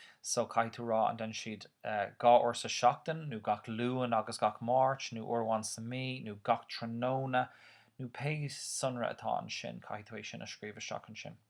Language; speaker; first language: Irish; non-native, local second language; English